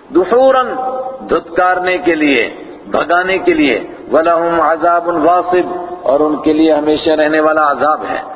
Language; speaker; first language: Urdu; non-native, local second language; Punjabi